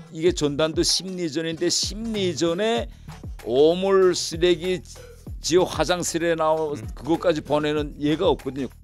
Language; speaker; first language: Korean; native; Korean